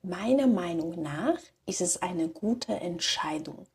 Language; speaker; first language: German; non-native, fluent; Slovak